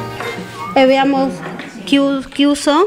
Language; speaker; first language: Italian; non-native, learner; Spanish